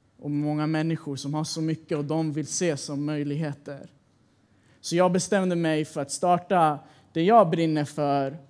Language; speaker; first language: Swedish; early bilingual, other home language; Persian